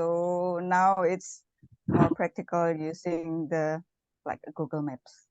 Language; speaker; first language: English; non-native, learner; Indonesian